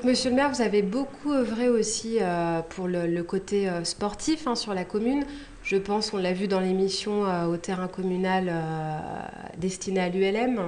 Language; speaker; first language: French; native; French